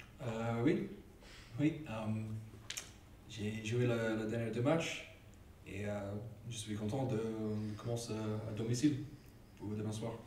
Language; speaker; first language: French; non-native, learner; English